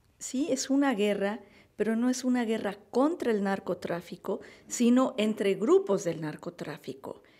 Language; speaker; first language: Spanish; native; Spanish